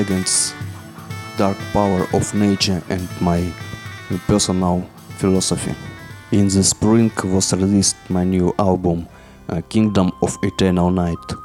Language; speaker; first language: English; non-native, learner; Russian